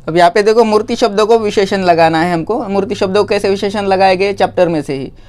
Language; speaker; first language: Hindi; non-native, local second language; Marathi